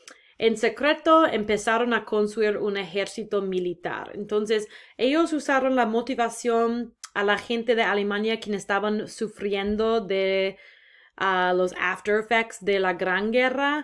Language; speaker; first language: Spanish; non-native, fluent; English